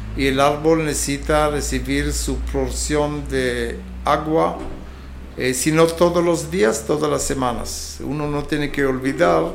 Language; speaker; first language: Spanish; non-native, fluent; Hebrew